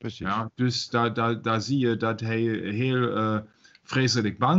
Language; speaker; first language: Dutch; non-native, learner; German